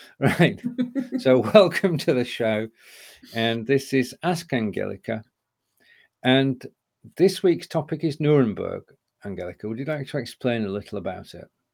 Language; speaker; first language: English; native; English